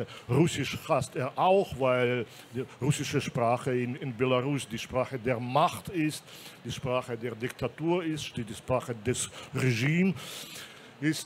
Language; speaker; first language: German; non-native, fluent; Belarusian